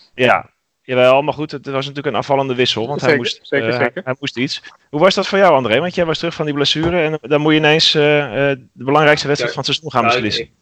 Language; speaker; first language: Dutch; native; Dutch